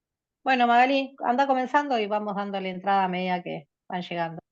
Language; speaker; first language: Spanish; native; Spanish